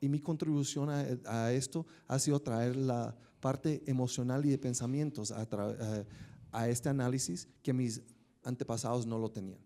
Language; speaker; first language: Spanish; native; Spanish